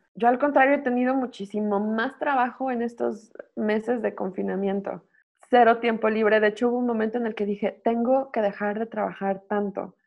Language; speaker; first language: Spanish; native; Spanish